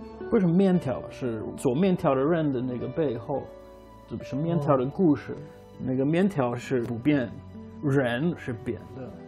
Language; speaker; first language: Chinese; non-native, fluent; English